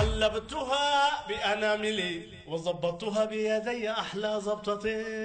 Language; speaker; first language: Arabic; native; Arabic